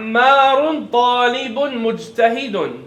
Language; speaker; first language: Arabic; non-native, fluent; English